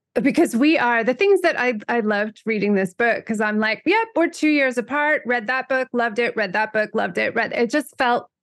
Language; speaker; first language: English; native; English